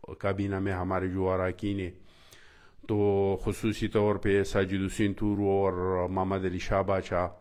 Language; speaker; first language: Urdu; non-native, local second language; Pashto